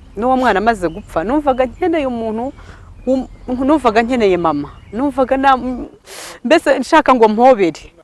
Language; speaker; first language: Kinyarwanda; early bilingual, heritage; Kinyarwanda